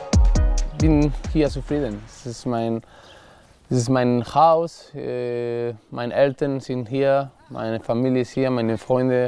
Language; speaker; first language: German; non-native, learner; Spanish